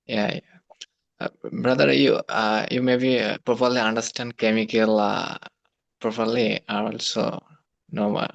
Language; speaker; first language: English; non-native, learner; Bangla